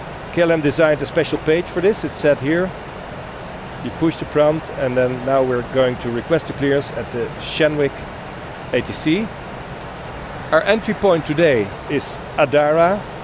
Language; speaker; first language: English; non-native, fluent; Dutch